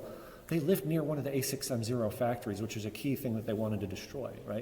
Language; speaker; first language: English; native; English